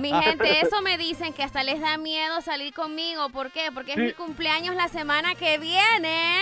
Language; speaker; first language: Spanish; early bilingual, heritage; Spanish